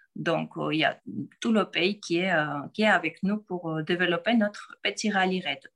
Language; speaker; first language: French; non-native, fluent; Georgian